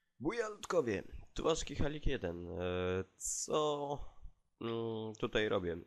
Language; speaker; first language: Polish; native; Polish